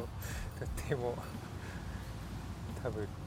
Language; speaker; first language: Japanese; non-native, learner; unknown